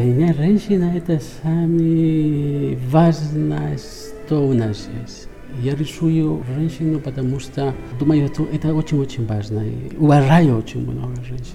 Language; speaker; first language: Russian; non-native, learner; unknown